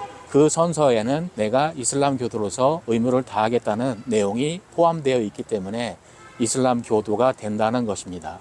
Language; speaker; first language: Korean; native; Korean